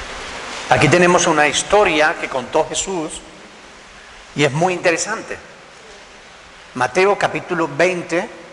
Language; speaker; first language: Spanish; native; Spanish